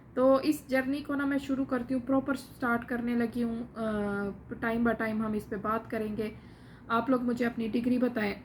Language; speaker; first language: Urdu; non-native, local second language; Saraiki